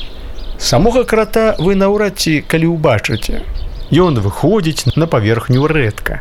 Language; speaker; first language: Belarusian; native; Belarusian